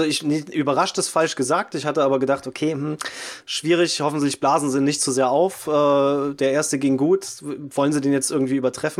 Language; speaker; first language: German; native; German